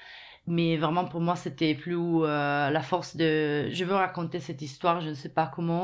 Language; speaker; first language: French; non-native, fluent; Italian